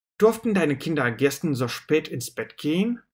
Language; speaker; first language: German; non-native, fluent; Russian